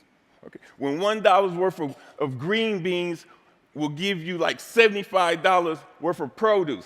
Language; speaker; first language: English; native; English